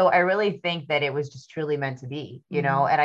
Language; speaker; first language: English; native; English